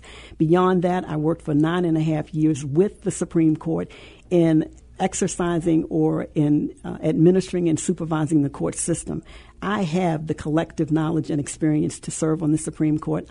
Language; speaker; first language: English; native; English